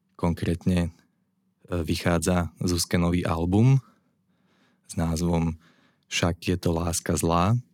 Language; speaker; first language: Slovak; native; Slovak